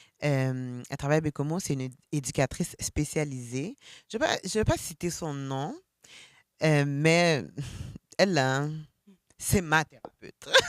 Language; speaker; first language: French; early bilingual, other home language; Haitian Creole